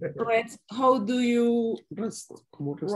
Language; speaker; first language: English; non-native, learner; Spanish